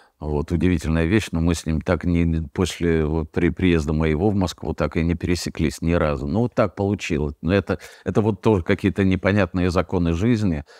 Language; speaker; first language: Russian; native; Russian